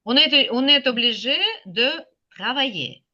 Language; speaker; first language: French; non-native, fluent; Ukrainian